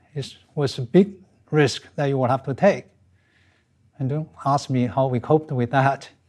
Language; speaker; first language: English; non-native, fluent; Chinese